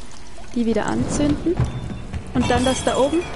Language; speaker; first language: German; native; German